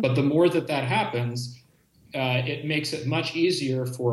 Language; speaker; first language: English; native; English